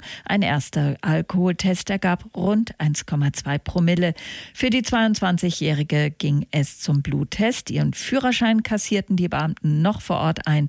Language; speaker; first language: German; native; German